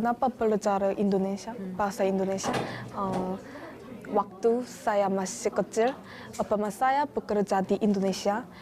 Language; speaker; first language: Indonesian; non-native, learner; Korean